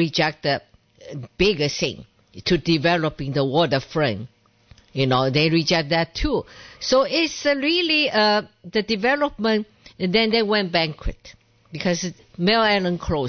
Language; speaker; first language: English; non-native, learner; Chinese